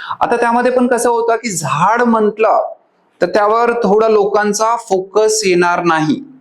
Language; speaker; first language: Marathi; non-native, local second language; Hindi